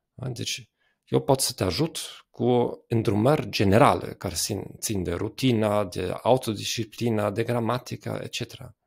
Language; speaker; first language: Romanian; non-native, fluent; German